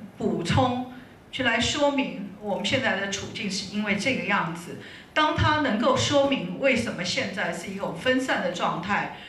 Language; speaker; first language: Chinese; native; Chinese